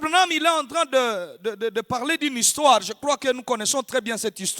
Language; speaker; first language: French; non-native, local second language; Swahili